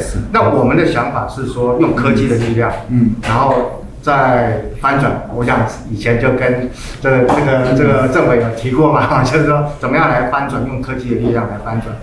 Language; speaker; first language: Chinese; native; Chinese